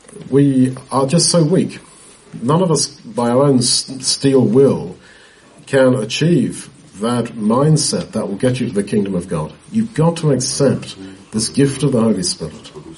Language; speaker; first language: English; native; English